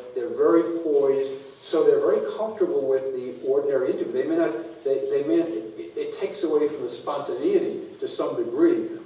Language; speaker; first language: English; native; English